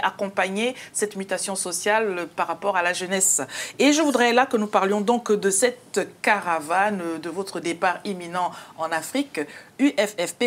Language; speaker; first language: French; native; French